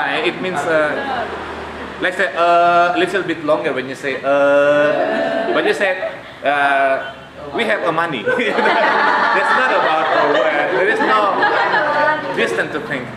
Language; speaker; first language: English; non-native, fluent; Indonesian